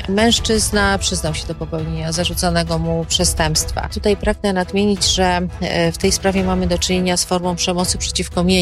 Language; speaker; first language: Polish; native; Polish